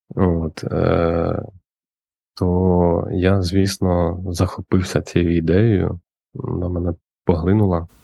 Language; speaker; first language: Ukrainian; native; Ukrainian